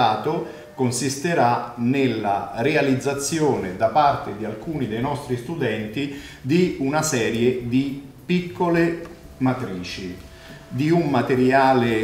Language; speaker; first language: Italian; native; Italian